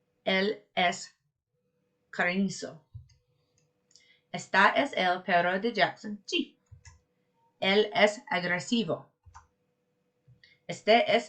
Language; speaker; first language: Spanish; non-native, learner; English